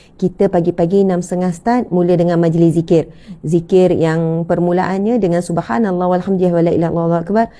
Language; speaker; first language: Malay; native; Malay